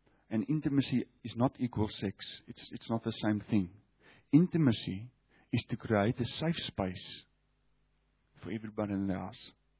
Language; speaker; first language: English; non-native, local second language; Afrikaans